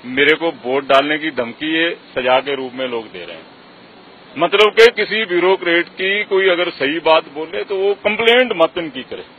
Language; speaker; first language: Hindi; non-native, local second language; Punjabi